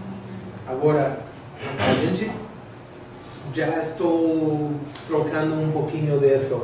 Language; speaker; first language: Portuguese; non-native, fluent; English